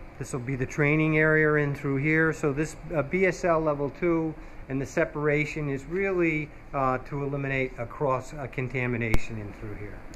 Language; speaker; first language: English; native; English